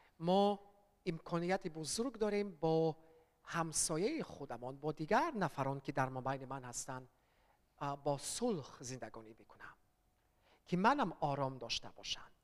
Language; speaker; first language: Persian; early bilingual, heritage; Persian